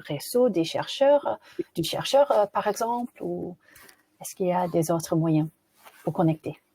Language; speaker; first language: French; non-native, fluent; English